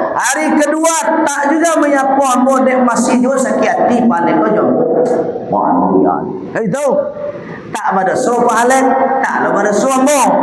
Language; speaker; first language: Malay; non-native, local second language; Minangkabau